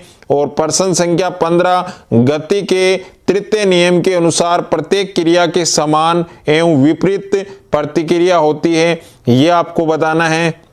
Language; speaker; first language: Hindi; native; Hindi